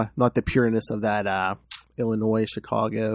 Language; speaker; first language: English; native; English